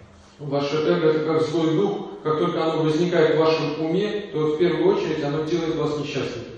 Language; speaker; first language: Russian; native; Russian